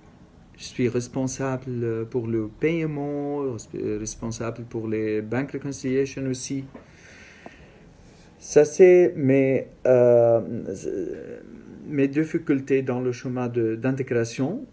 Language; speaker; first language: French; non-native, learner; Arabic